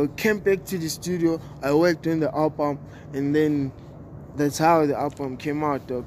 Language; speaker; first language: English; non-native, local second language; North Ndebele